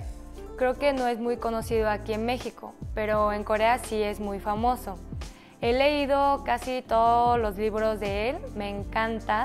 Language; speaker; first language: Spanish; early bilingual, other home language; Korean